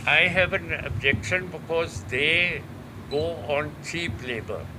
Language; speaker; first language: English; non-native, local second language; Punjabi